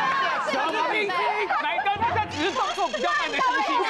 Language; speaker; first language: Chinese; native; Chinese